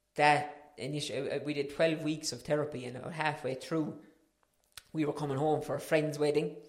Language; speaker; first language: English; native; English